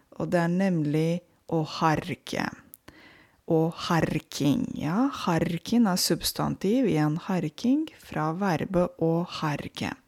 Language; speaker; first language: Norwegian; non-native, fluent; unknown